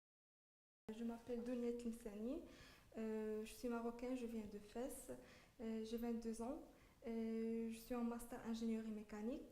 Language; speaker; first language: French; non-native, local second language; Arabic